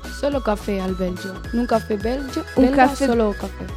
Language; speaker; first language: Italian; non-native, learner; Spanish